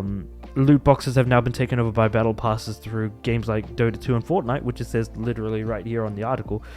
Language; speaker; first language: English; native; English